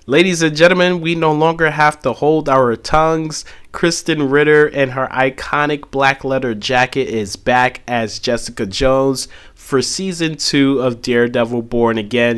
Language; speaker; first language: English; native; English